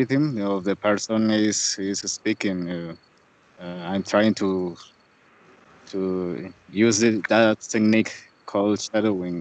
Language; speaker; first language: English; non-native, learner; Spanish